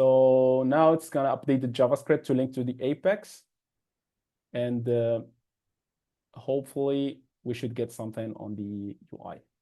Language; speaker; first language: English; non-native, fluent; Arabic